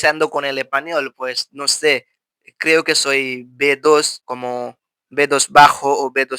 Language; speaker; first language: Spanish; non-native, fluent; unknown